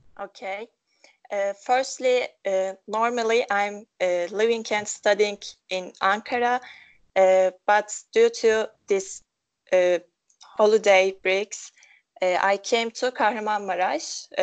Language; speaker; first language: English; non-native, local second language; Turkish